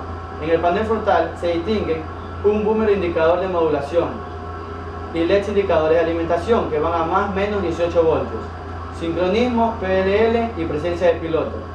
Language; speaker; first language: Spanish; native; Spanish